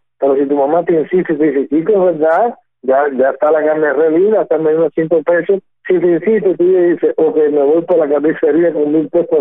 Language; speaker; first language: Spanish; native; Spanish